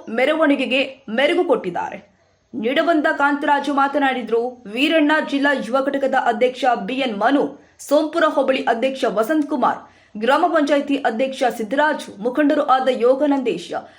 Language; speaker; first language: Kannada; native; Kannada